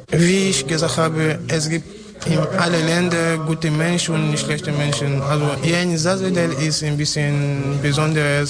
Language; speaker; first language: German; non-native, fluent; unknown